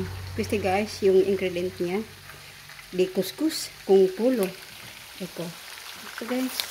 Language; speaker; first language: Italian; non-native, learner; Filipino